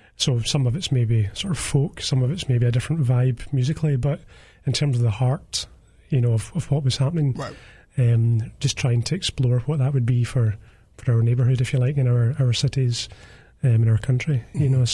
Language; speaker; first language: English; native; English